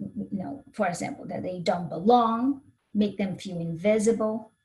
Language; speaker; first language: English; non-native, fluent; Portuguese